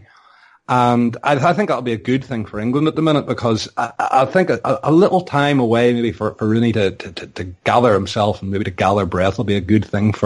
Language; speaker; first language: English; native; English